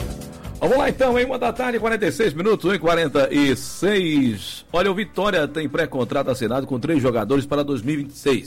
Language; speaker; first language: Portuguese; native; Portuguese